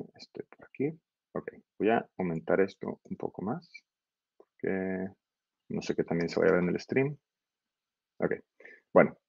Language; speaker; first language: Spanish; native; Spanish